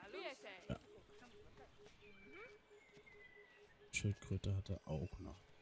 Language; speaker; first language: German; native; German